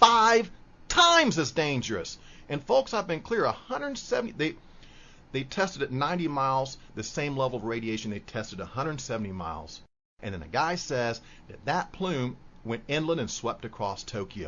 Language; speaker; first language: English; native; English